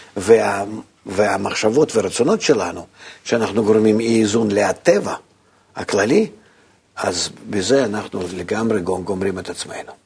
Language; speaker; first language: Hebrew; non-native, fluent; Russian